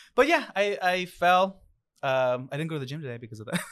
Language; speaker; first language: English; early bilingual, other home language; Spanish